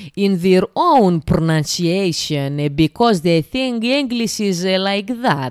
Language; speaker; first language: English; non-native, fluent; Greek